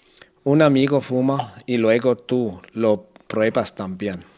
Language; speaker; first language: Spanish; non-native, learner; Danish